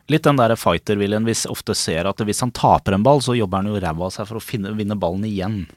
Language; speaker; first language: Norwegian; native; Norwegian